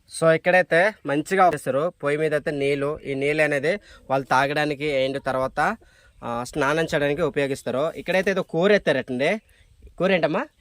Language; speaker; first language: Telugu; non-native, local second language; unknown